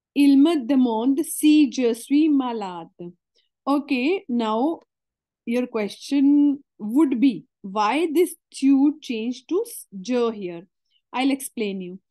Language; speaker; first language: English; non-native, local second language; Hindi